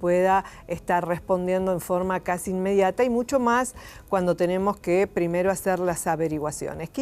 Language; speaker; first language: Spanish; native; Spanish